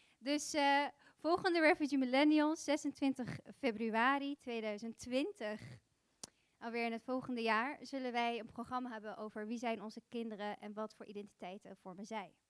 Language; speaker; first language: Dutch; early bilingual, other home language; Bosnian